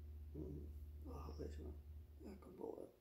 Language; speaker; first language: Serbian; early bilingual, heritage; Bosnian